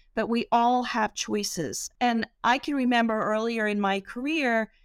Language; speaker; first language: English; native; English